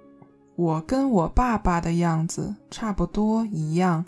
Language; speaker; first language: Chinese; non-native, learner; English